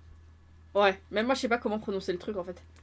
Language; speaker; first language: French; native; French